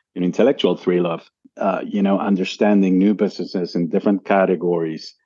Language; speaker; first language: English; non-native, fluent; Spanish